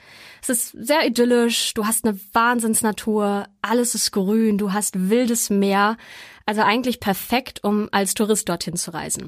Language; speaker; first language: German; native; German